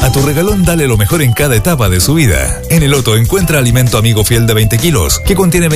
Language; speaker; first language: Spanish; native; Spanish